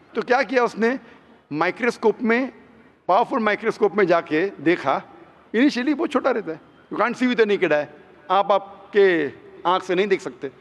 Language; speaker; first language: Hindi; non-native, local second language; Konkani